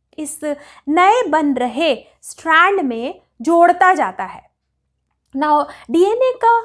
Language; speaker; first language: Hindi; native; Hindi